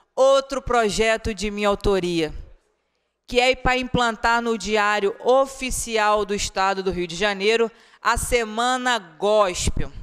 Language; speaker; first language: Portuguese; native; Portuguese